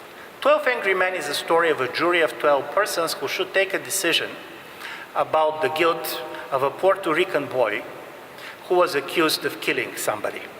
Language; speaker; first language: English; non-native, fluent; Bulgarian